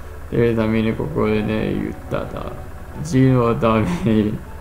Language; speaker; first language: Japanese; non-native, learner; English